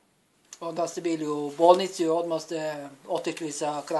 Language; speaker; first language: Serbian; non-native, learner; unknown